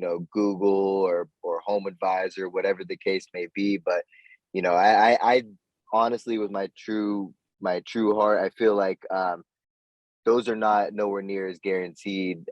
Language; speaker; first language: English; native; English